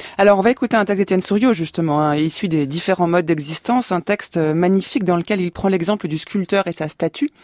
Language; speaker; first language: French; native; French